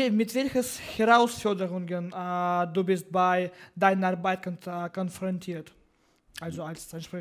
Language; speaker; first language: German; non-native, learner; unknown